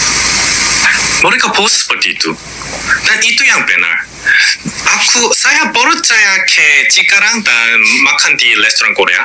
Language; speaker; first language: Indonesian; non-native, fluent; Korean